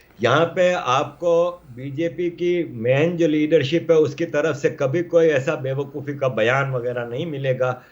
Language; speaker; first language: Urdu; native; Urdu